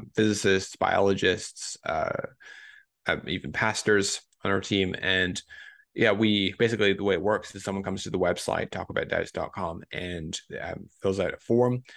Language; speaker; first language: English; native; English